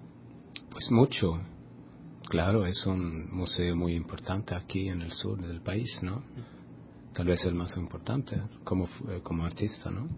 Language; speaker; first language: Spanish; non-native, fluent; Swedish